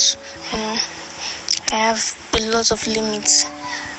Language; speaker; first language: English; non-native, local second language; Yoruba